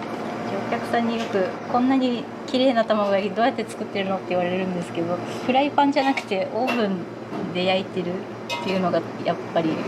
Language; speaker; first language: Japanese; native; Japanese